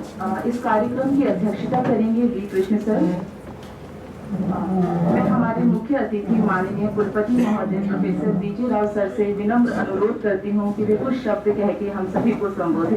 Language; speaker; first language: Hindi; native; Hindi